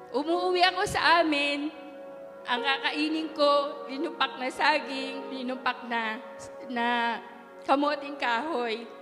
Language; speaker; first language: Filipino; non-native, local second language; Bikol